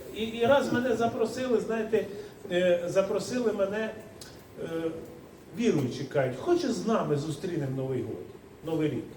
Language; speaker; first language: Ukrainian; native; Ukrainian